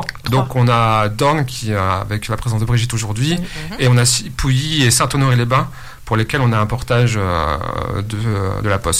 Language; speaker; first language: French; native; French